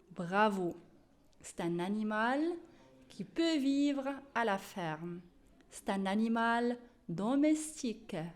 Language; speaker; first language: French; non-native, local second language; Arabic